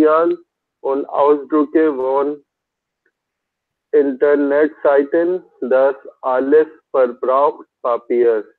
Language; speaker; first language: German; non-native, learner; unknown